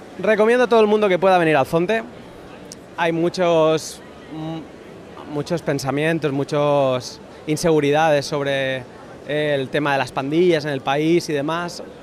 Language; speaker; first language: Spanish; native; Spanish